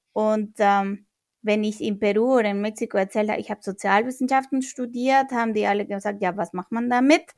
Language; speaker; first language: German; non-native, fluent; Spanish